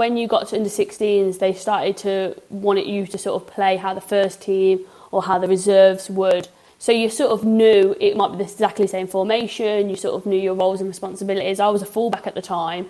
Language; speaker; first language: English; native; English